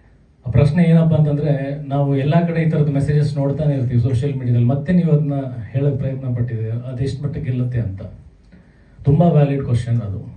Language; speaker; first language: Kannada; native; Kannada